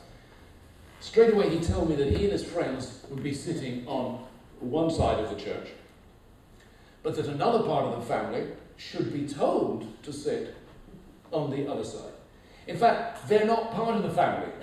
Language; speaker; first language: English; native; English